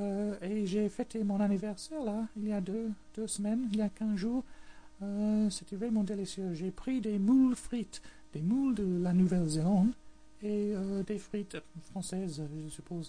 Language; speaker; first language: French; non-native, fluent; English